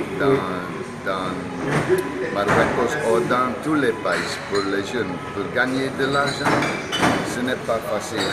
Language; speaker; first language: French; non-native, learner; English